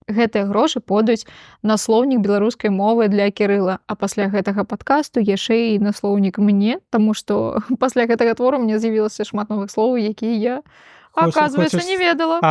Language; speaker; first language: Belarusian; non-native, local second language; Russian